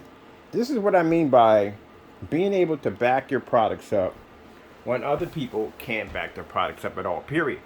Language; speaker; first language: English; native; English